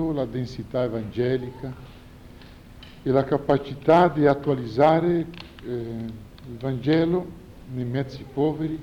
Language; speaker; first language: Italian; non-native, fluent; Portuguese